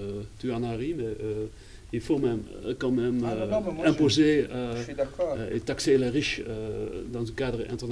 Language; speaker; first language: French; non-native, fluent; Dutch